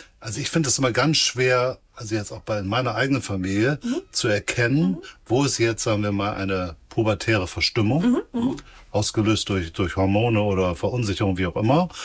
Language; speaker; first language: German; native; German